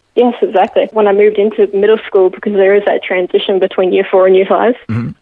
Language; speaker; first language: English; native; English